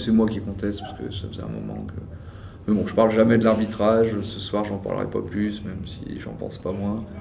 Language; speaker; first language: French; native; French